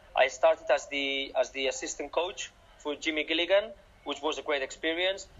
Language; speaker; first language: English; non-native, fluent; Catalan